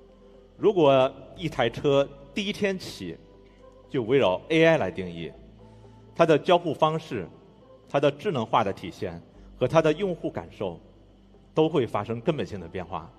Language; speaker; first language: Chinese; native; Chinese